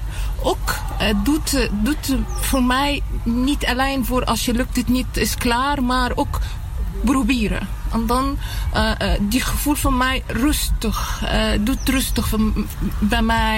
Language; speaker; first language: Dutch; non-native, learner; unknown